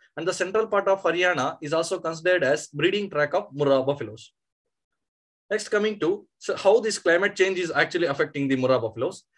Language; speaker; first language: English; non-native, local second language; Kannada